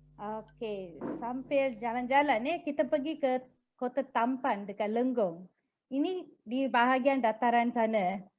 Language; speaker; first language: Malay; non-native, local second language; Tamil